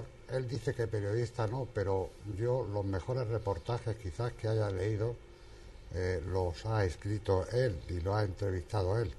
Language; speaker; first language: Spanish; native; Spanish